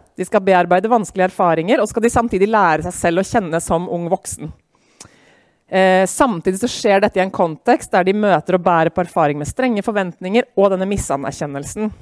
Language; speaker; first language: Norwegian; native; Norwegian